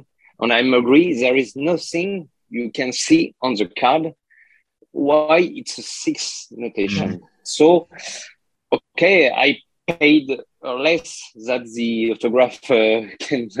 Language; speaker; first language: English; non-native, learner; French